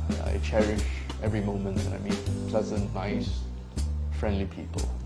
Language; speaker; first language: English; native; English